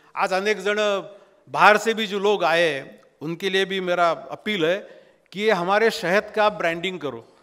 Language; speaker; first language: Hindi; non-native, local second language; Marathi